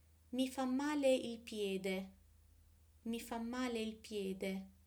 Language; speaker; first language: Italian; native; Italian